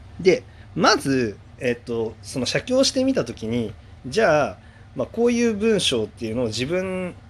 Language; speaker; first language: Japanese; native; Japanese